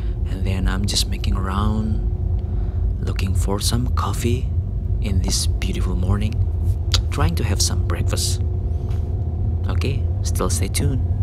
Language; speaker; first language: English; non-native, fluent; Indonesian